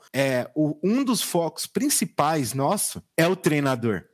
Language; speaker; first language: Portuguese; native; Portuguese